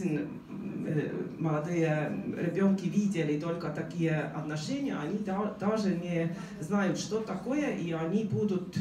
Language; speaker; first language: Russian; non-native, fluent; Estonian